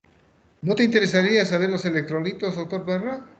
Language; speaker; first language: Spanish; native; Spanish